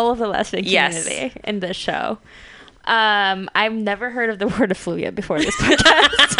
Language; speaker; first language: English; non-native, fluent; Spanish